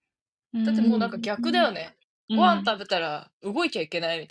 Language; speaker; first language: Japanese; native; Japanese